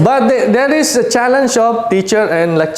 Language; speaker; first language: English; non-native, fluent; Indonesian